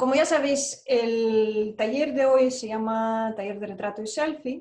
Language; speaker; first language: Spanish; non-native, fluent; Russian